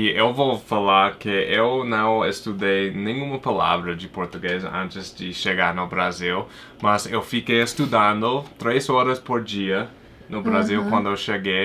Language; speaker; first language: Portuguese; non-native, fluent; English